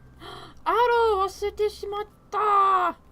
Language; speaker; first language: Japanese; non-native, learner; English